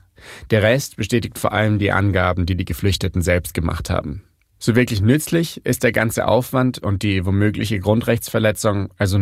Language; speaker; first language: German; native; German